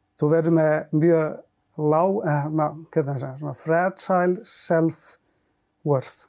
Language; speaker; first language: Icelandic; non-native, fluent; Finnish